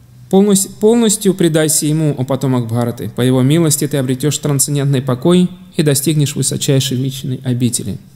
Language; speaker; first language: Russian; non-native, fluent; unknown